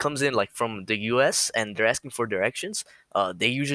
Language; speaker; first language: English; early bilingual, other home language; Spanish